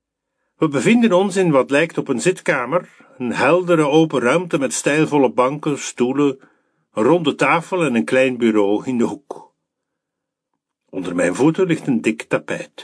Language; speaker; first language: Dutch; native; Dutch